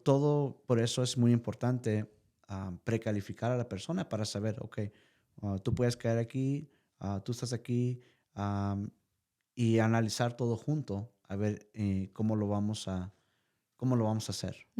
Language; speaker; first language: Spanish; early bilingual, heritage; Spanish